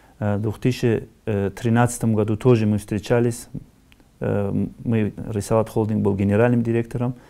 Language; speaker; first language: Russian; non-native, local second language; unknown